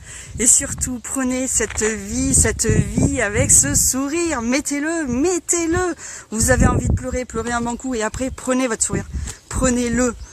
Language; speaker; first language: French; native; French